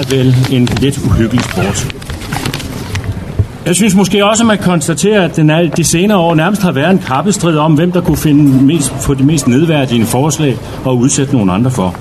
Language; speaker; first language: Danish; native; Danish